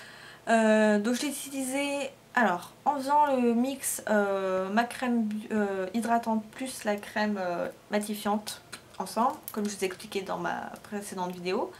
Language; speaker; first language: French; native; French